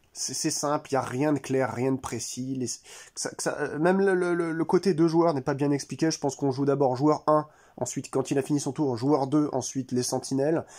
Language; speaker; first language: French; native; French